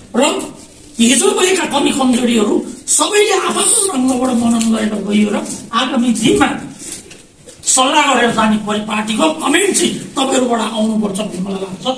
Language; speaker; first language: Nepali; native; Nepali